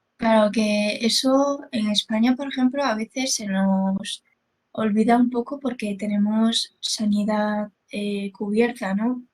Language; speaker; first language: Spanish; early bilingual, other home language; Chinese